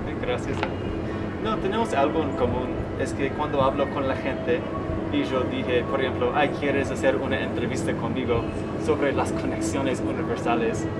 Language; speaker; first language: Spanish; non-native, learner; English